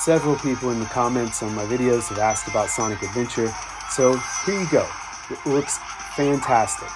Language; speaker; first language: English; native; English